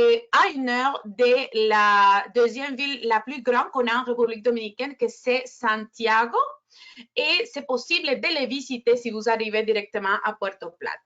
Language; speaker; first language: French; non-native, fluent; Spanish